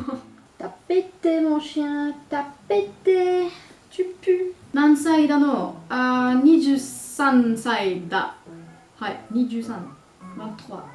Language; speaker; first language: Japanese; non-native, learner; French